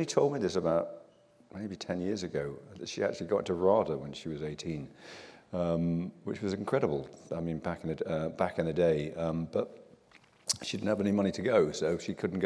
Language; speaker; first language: English; native; English